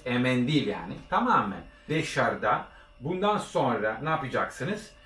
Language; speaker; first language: Turkish; non-native, learner; Italian